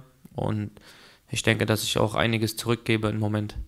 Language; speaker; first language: German; early bilingual, other home language; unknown